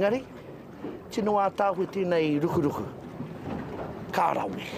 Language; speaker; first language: Māori; non-native, local second language; English